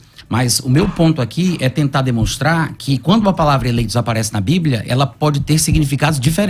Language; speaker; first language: Portuguese; native; Portuguese